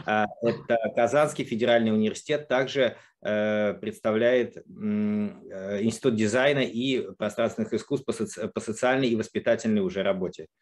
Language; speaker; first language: Russian; native; Russian